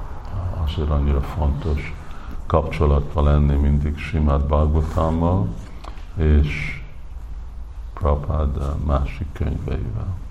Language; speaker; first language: Hungarian; early bilingual, heritage; English